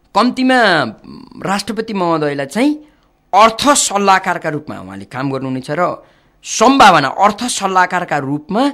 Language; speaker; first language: Nepali; native; Nepali